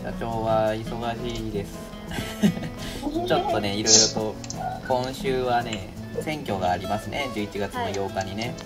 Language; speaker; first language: Japanese; native; Japanese